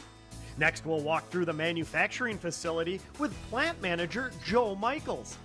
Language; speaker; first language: English; native; English